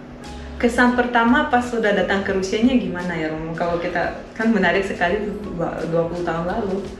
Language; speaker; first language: Indonesian; non-native, fluent; Russian